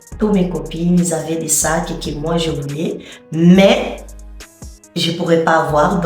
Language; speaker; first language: French; non-native, fluent; Portuguese